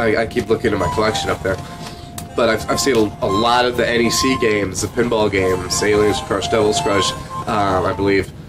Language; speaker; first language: English; native; English